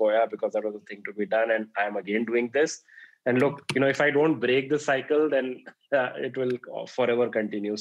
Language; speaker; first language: English; non-native, local second language; Hindi